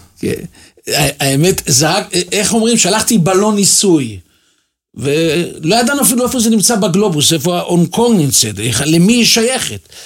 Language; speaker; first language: Hebrew; native; Hebrew